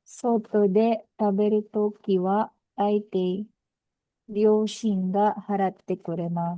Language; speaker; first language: Japanese; non-native, learner; Filipino